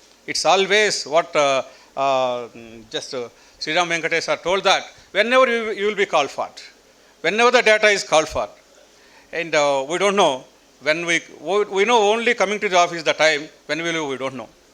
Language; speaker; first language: English; non-native, local second language; Telugu